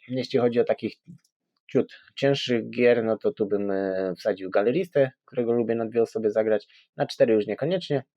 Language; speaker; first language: Polish; native; Polish